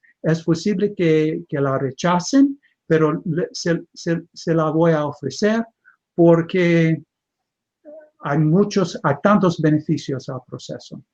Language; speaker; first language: Spanish; non-native, fluent; English